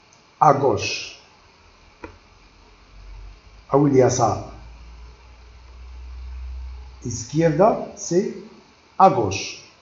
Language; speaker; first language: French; non-native, local second language; Arabic